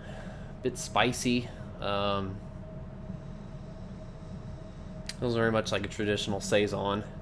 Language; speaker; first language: English; native; English